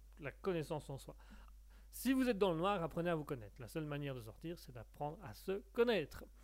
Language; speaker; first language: French; native; French